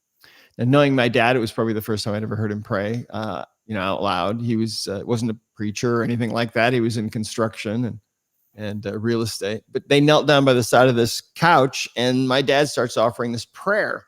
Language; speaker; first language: English; native; English